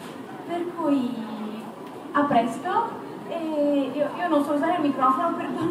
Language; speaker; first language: Italian; native; Italian